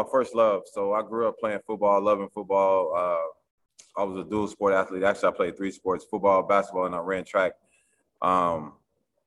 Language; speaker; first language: English; native; English